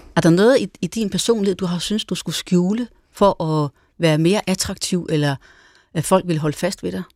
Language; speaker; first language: Danish; native; Danish